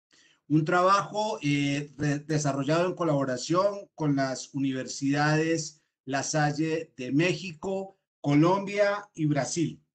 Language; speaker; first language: Spanish; native; Spanish